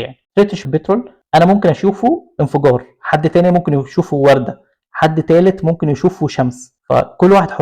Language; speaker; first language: Arabic; native; Arabic